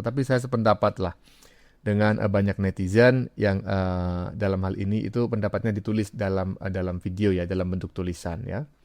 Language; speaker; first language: Indonesian; native; Indonesian